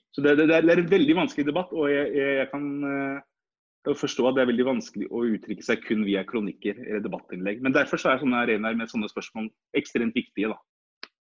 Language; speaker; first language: Norwegian; early bilingual, other home language; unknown